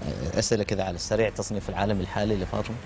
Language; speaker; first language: Arabic; native; Arabic